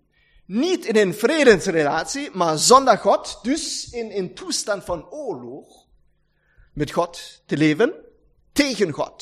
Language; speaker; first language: Dutch; non-native, learner; German